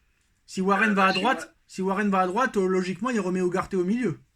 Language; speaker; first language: French; native; French